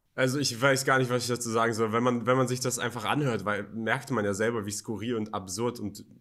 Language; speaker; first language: German; native; German